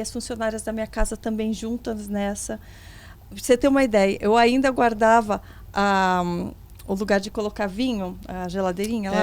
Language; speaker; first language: Portuguese; native; Portuguese